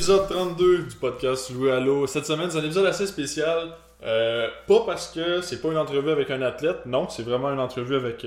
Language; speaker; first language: French; native; French